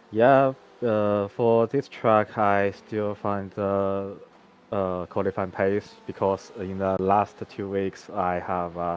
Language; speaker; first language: English; non-native, learner; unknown